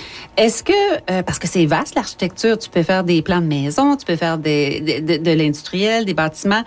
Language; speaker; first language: French; native; French